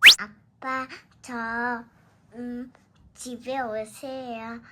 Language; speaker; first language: Korean; early bilingual, heritage; Korean